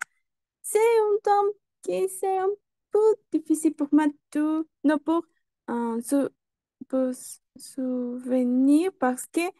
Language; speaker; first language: French; non-native, learner; Spanish